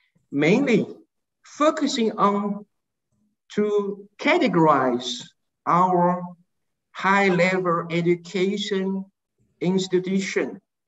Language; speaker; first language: English; non-native, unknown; Chinese